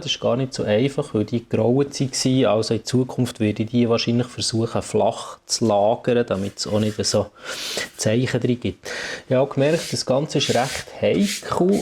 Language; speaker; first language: German; native; German